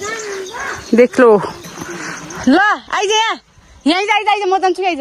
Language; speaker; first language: Nepali; native; Nepali